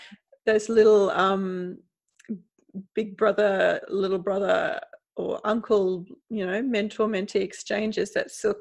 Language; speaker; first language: English; native; English